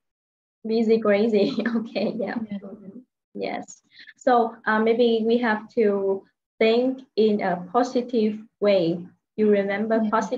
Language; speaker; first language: English; non-native, fluent; Vietnamese